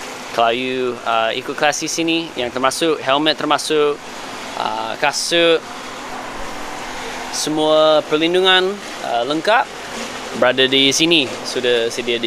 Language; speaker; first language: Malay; non-native, fluent; English